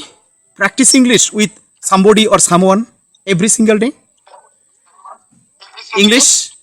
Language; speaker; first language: English; non-native, learner; Bangla